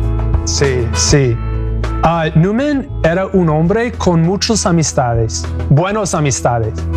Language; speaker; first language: Spanish; non-native, learner; English